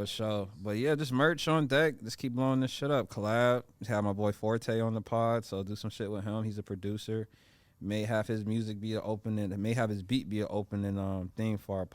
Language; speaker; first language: English; native; English